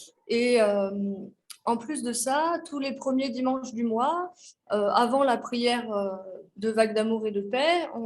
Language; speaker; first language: French; native; French